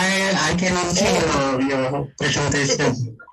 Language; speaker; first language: English; non-native, fluent; Vietnamese